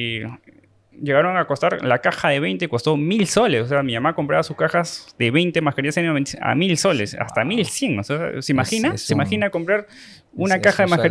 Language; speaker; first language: Spanish; native; Spanish